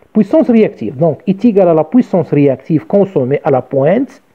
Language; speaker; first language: French; non-native, local second language; Arabic